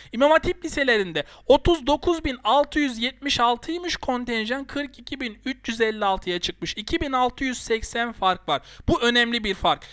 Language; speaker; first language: Turkish; native; Turkish